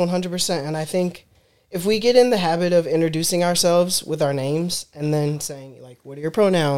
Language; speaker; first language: English; native; English